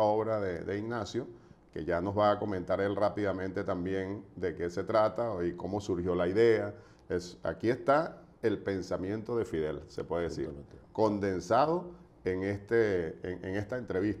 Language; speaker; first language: Spanish; native; Spanish